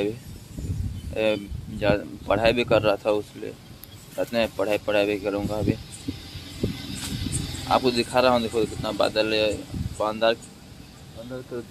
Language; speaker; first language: Hindi; non-native, local second language; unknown